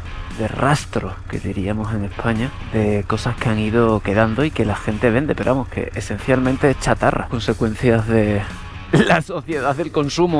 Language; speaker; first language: Spanish; native; Spanish